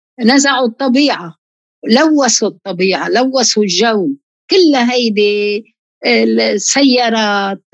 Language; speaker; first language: Arabic; native; Arabic